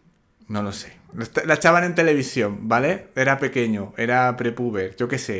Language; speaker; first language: Spanish; native; Spanish